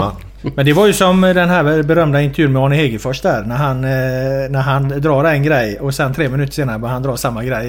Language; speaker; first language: Swedish; native; Swedish